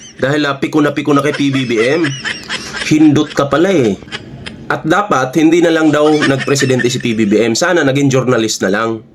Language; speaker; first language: Filipino; native; Filipino